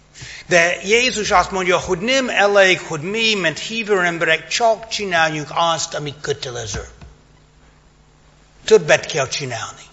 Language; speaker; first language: Hungarian; non-native, fluent; English